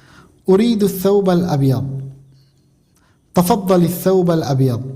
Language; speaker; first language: Arabic; non-native, fluent; Indonesian